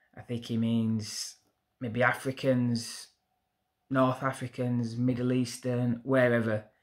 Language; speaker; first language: English; native; English